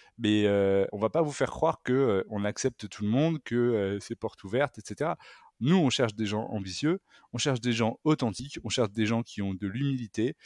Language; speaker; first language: French; native; French